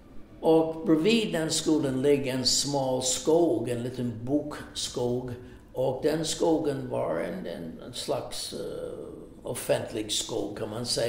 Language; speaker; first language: Swedish; non-native, fluent; English